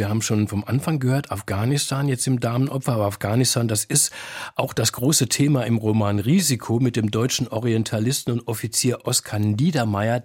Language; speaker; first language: German; native; German